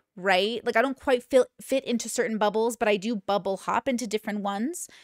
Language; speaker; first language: English; native; English